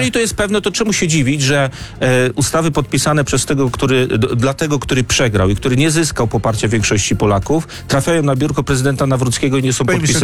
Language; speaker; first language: Polish; native; Polish